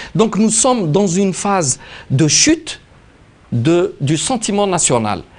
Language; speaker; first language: French; non-native, local second language; Arabic